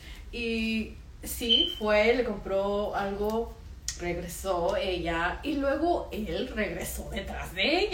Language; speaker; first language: Spanish; early bilingual, heritage; Spanish